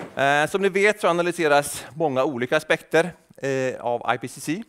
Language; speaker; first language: Swedish; native; Swedish